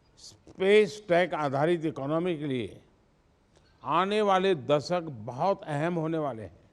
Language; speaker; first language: Hindi; non-native, local second language; Gujarati